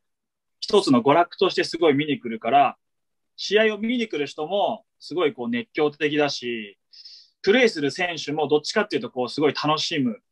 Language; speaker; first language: Japanese; native; Japanese